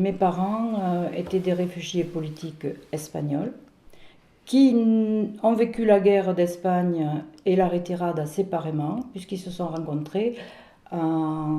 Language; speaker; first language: French; early bilingual, other home language; Spanish